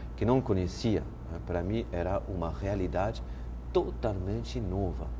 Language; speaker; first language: Portuguese; non-native, fluent; French